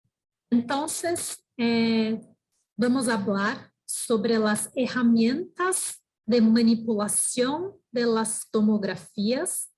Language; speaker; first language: Spanish; non-native, fluent; Portuguese